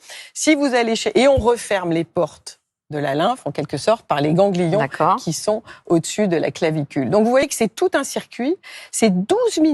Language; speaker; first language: French; native; French